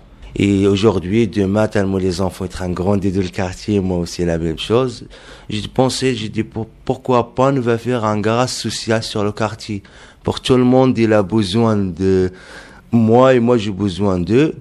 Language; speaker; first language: French; non-native, learner; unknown